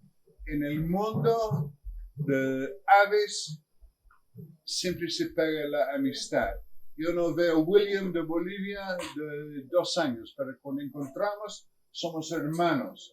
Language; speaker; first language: Spanish; non-native, learner; English